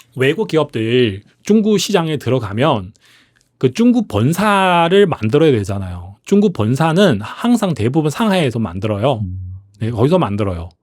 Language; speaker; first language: Korean; early bilingual, heritage; Korean